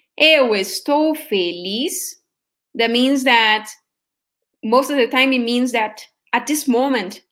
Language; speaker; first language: English; non-native, fluent; Portuguese